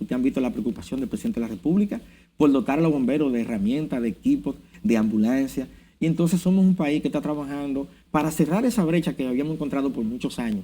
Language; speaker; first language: Spanish; native; Spanish